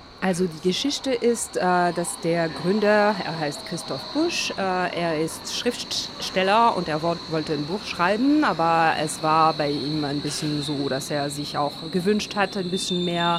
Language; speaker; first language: German; non-native, fluent; French